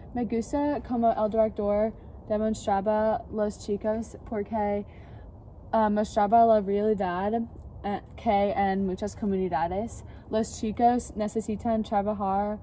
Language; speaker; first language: Spanish; non-native, learner; English